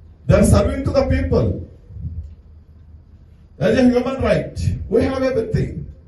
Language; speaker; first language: English; non-native, local second language; Telugu